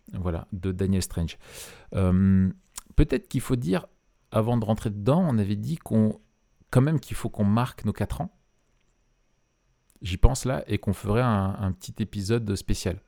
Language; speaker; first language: French; native; French